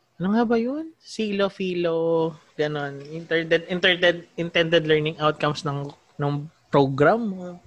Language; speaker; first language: Filipino; native; Filipino